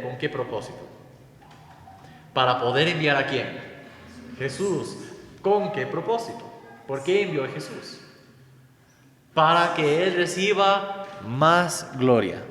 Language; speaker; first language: Spanish; non-native, fluent; English